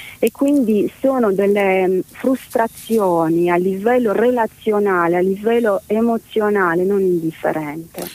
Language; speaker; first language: Italian; non-native, fluent; Romanian